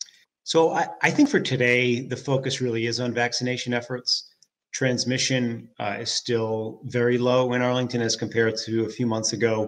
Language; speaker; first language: English; native; English